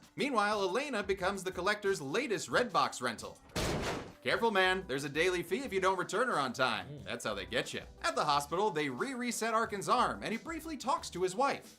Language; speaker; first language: English; native; English